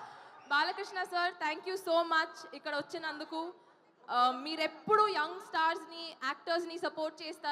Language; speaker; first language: Telugu; non-native, fluent; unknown